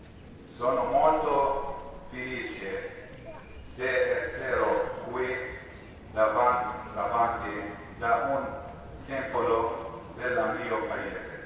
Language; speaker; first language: Italian; non-native, learner; Arabic